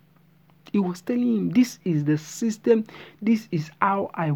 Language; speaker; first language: English; non-native, local second language; Yoruba